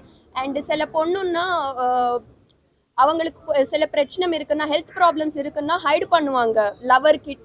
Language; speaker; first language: Tamil; non-native, learner; Telugu